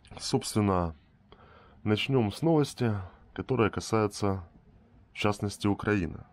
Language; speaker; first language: Russian; native; Russian